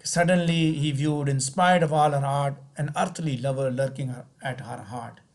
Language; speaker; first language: English; non-native, local second language; Urdu